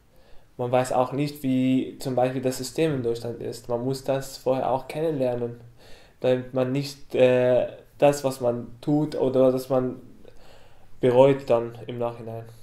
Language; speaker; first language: German; non-native, fluent; Arabic